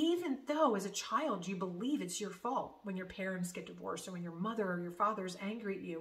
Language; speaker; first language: English; native; English